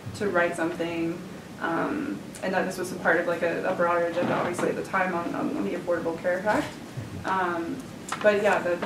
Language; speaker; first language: English; native; English